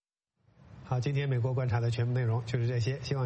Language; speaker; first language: Chinese; native; Chinese